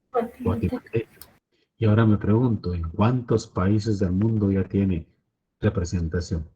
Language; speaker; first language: Spanish; native; Spanish